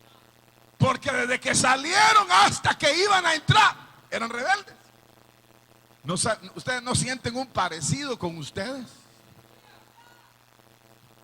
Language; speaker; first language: Spanish; native; Spanish